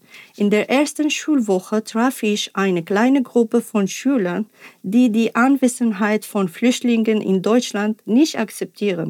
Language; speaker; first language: German; non-native, fluent; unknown